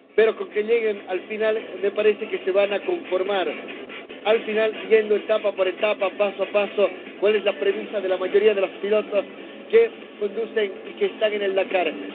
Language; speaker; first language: Spanish; native; Spanish